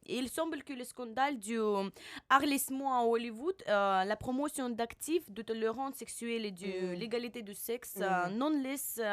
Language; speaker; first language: French; non-native, learner; Russian